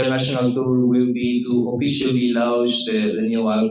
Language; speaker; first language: English; non-native, learner; Spanish